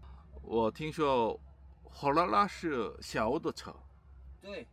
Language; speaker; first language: Chinese; non-native, learner; Korean